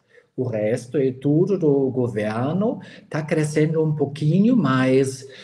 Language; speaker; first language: Portuguese; non-native, fluent; German